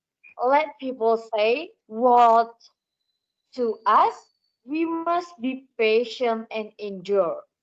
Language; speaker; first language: English; non-native, learner; Indonesian